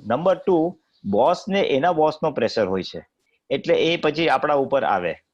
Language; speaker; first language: Gujarati; native; Gujarati